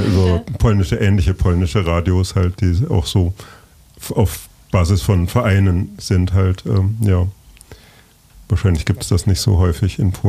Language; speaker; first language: German; native; German